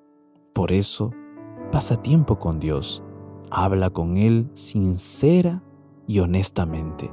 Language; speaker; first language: Spanish; native; Spanish